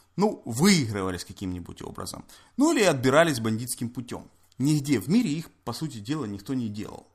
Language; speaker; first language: Russian; native; Russian